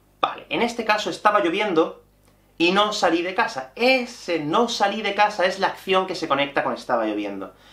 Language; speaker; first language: Spanish; native; Spanish